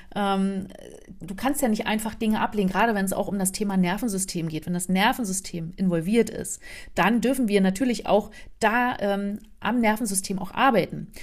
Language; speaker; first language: German; native; German